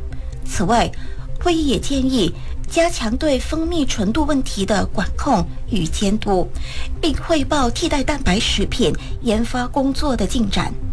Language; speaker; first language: Chinese; native; Chinese